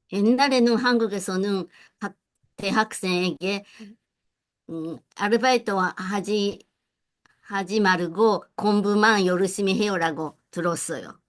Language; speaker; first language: Korean; non-native, learner; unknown